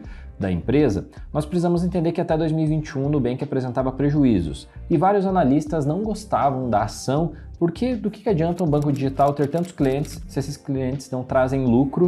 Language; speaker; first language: Portuguese; native; Portuguese